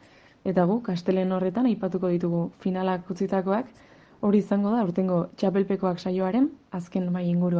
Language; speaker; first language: Basque; native; Basque